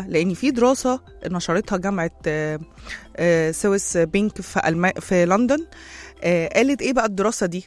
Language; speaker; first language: Arabic; native; Arabic